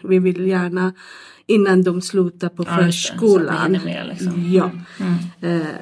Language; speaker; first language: Swedish; non-native, learner; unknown